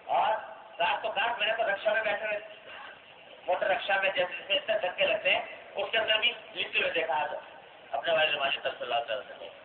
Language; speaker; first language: Urdu; non-native, local second language; Pashto